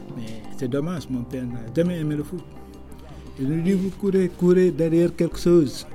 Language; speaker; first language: French; non-native, local second language; Wolof